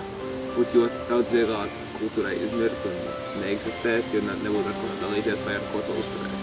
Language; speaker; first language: Latvian; early bilingual, heritage; Latvian